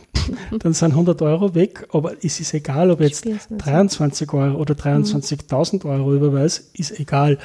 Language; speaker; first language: German; native; German